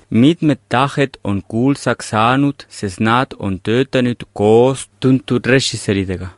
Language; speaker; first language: Estonian; non-native, fluent; Catalan